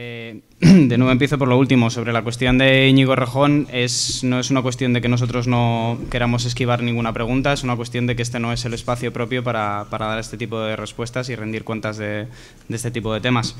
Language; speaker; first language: Spanish; native; Spanish